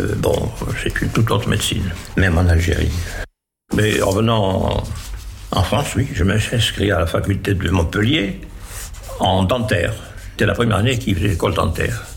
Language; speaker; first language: French; native; French